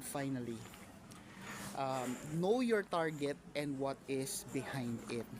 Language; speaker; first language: English; non-native, local second language; Filipino